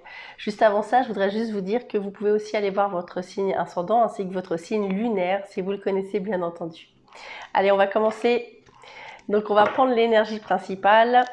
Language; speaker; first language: French; native; French